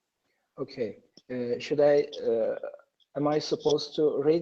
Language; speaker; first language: English; non-native, learner; Persian